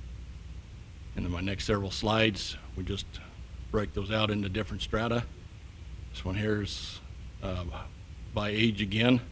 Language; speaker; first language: English; native; English